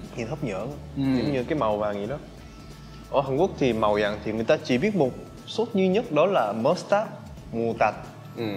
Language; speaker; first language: Vietnamese; non-native, fluent; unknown